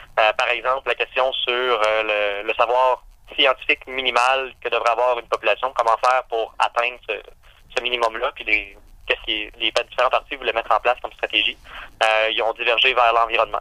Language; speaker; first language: French; native; French